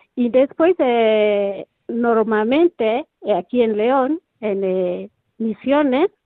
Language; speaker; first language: Spanish; non-native, learner; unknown